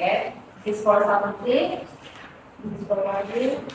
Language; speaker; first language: English; non-native, fluent; Indonesian